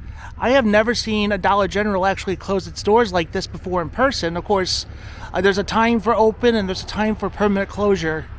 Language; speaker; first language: English; native; English